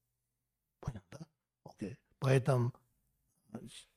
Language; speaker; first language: Russian; non-native, learner; Tibetan